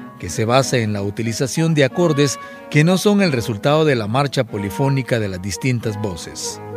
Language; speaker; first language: Spanish; native; Spanish